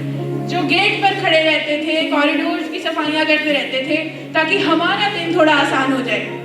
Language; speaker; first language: Hindi; native; Hindi